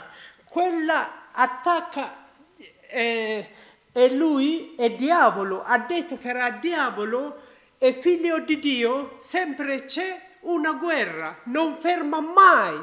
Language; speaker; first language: Italian; non-native, learner; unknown